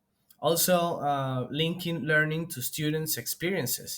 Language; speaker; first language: English; non-native, fluent; Spanish